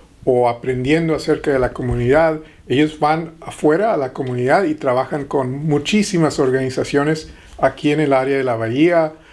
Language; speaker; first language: Spanish; early bilingual, heritage; Spanish